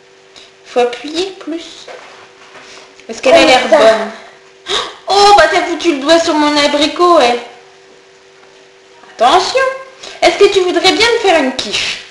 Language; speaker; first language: French; native; French